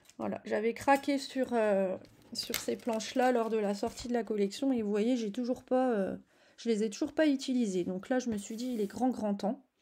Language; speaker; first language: French; native; French